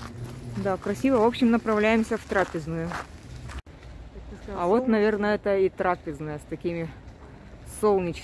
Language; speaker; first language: Russian; native; Russian